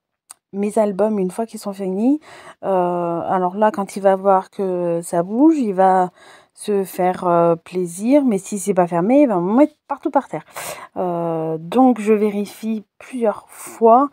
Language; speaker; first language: French; native; French